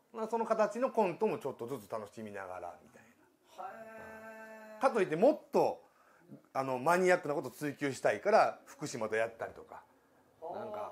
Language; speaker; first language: Japanese; native; Japanese